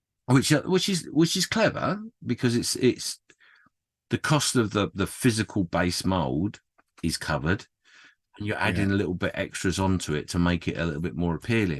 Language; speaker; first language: English; native; English